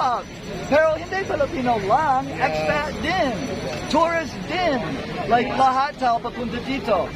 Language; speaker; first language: Filipino; non-native, learner; English